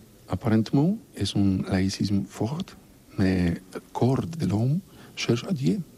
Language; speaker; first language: French; non-native, learner; Polish